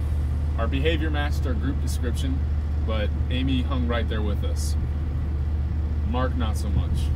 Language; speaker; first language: English; native; English